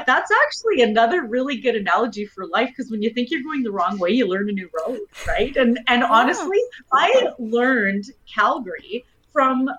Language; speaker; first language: English; native; English